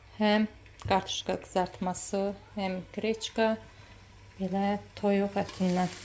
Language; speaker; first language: Azerbaijani; early bilingual, heritage; Azerbaijani